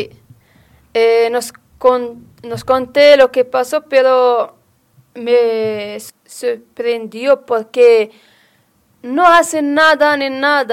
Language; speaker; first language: Spanish; non-native, learner; Arabic